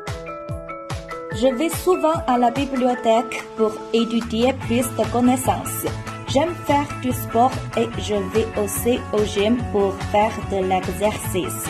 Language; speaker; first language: French; non-native, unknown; Chinese